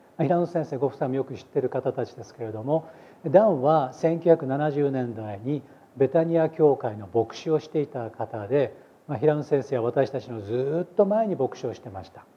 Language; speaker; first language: Japanese; native; Japanese